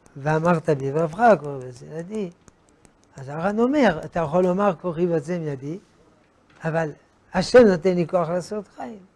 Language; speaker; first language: Hebrew; non-native, fluent; French